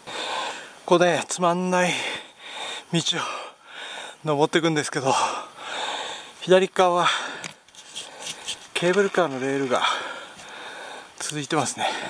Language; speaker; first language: Japanese; native; Japanese